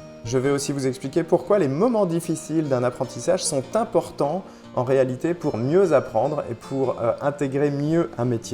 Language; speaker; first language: French; native; French